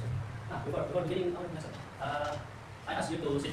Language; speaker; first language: English; non-native, learner; Indonesian